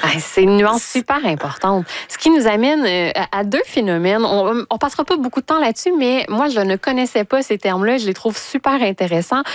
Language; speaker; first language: French; native; French